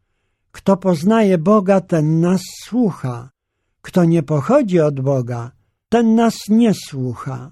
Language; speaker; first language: Polish; native; Polish